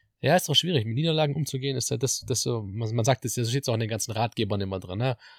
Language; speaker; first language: German; native; German